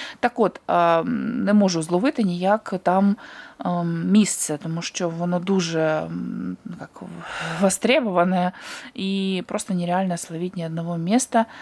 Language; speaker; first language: Ukrainian; native; Ukrainian